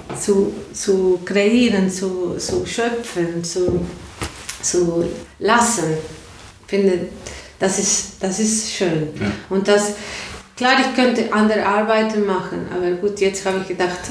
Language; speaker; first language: German; non-native, learner; Spanish